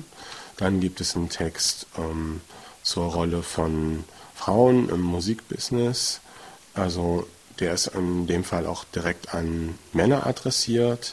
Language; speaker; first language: German; native; German